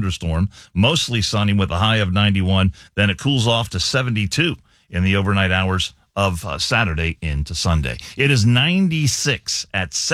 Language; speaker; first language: English; native; English